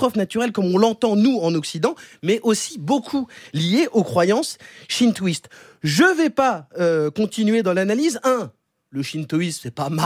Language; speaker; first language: French; native; French